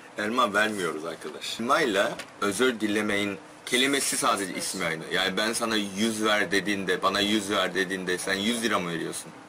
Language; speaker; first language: Turkish; non-native, fluent; Korean